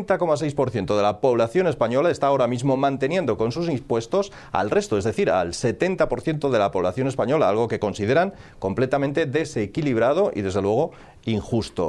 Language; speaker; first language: Spanish; native; Spanish